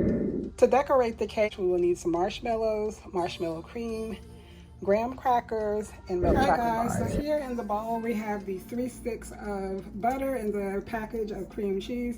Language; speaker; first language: English; native; English